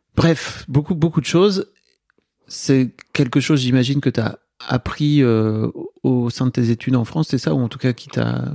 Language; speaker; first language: French; native; French